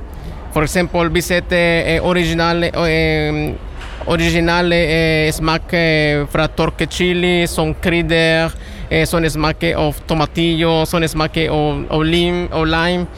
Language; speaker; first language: Norwegian; non-native, learner; Spanish